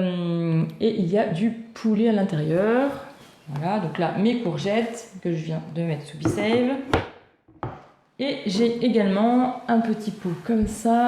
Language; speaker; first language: French; native; French